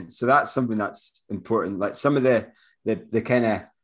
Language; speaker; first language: English; native; English